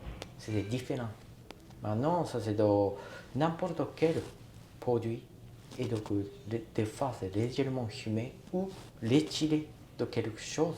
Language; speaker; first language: French; non-native, learner; Japanese